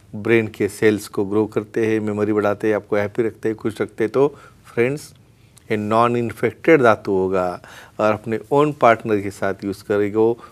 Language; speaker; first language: Hindi; non-native, local second language; Marathi